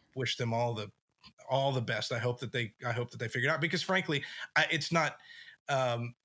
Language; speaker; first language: English; native; English